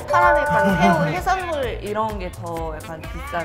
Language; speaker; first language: Korean; non-native, fluent; Mongolian